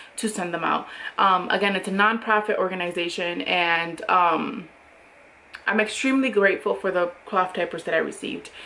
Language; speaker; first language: English; native; English